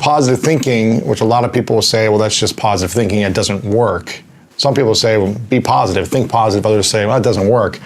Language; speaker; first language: English; native; English